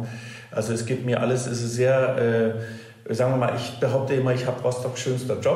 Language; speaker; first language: German; non-native, fluent; Danish